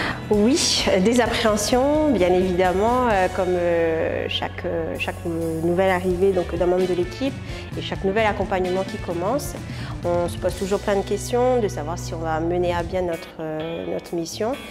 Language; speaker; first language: French; native; French